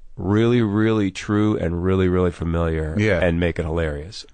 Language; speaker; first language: English; native; English